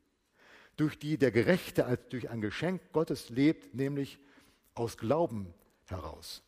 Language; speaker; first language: German; native; German